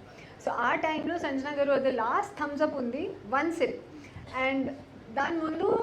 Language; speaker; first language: Telugu; non-native, learner; Hindi